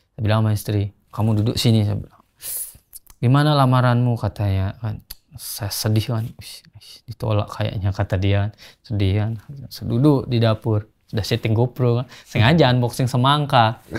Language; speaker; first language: Indonesian; non-native, local second language; Sasak